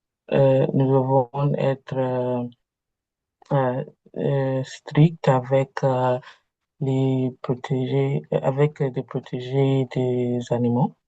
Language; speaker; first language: French; non-native, learner; Igbo